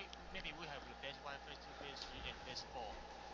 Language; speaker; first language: English; non-native, learner; Chinese